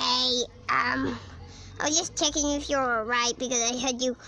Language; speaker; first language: English; native; English